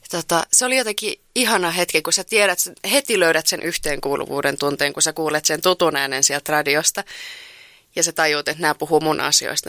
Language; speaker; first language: Finnish; native; Finnish